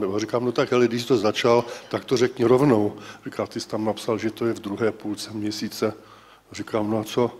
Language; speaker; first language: Czech; native; Czech